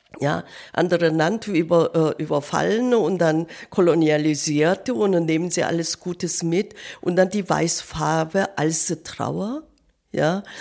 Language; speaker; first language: German; non-native, learner; Korean